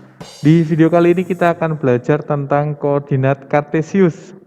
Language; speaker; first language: Indonesian; native; Indonesian